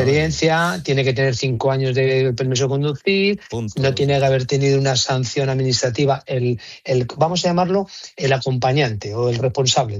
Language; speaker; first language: Spanish; native; Spanish